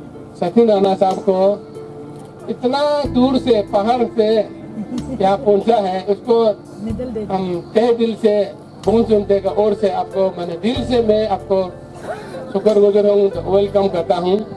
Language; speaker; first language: Hindi; non-native, local second language; Nyishi